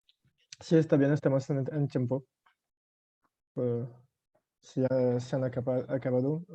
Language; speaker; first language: Spanish; non-native, fluent; French